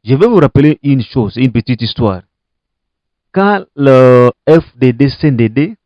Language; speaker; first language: French; non-native, local second language; Swahili